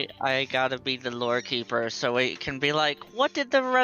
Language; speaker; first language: English; native; English